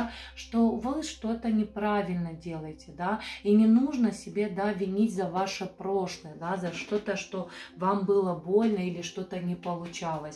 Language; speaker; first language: Russian; non-native, fluent; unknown